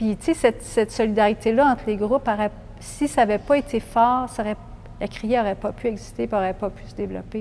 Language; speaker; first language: French; native; French